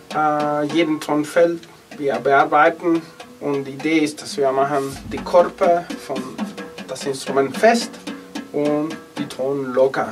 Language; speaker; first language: German; non-native, fluent; Spanish